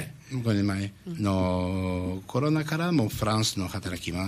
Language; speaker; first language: Japanese; non-native, learner; English